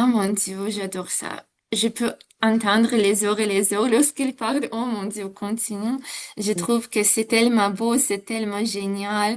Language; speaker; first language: French; non-native, fluent; Ukrainian